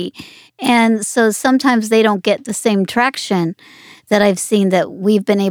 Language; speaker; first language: English; native; English